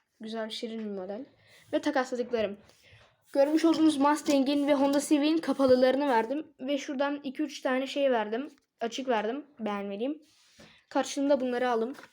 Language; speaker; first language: Turkish; native; Turkish